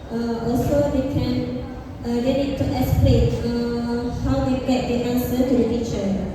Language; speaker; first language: English; non-native, learner; Malay